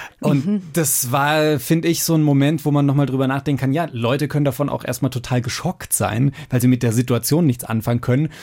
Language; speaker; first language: German; native; German